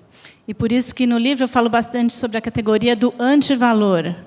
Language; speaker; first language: Portuguese; native; Portuguese